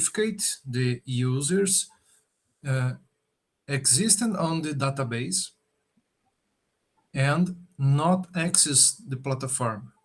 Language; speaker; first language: English; non-native, learner; Portuguese